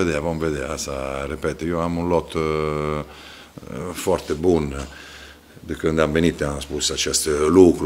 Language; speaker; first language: Romanian; non-native, fluent; Italian